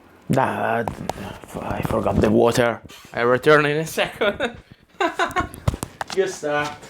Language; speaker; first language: English; non-native, fluent; Italian